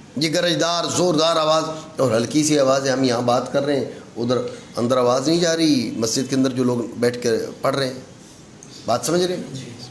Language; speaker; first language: Urdu; non-native, local second language; Punjabi